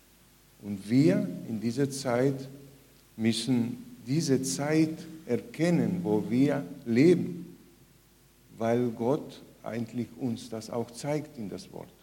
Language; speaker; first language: German; non-native, fluent; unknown